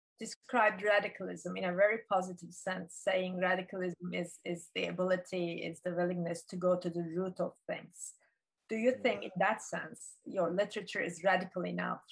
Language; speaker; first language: English; non-native, fluent; Turkish